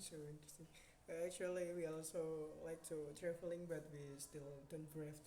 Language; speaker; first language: English; non-native, learner; Indonesian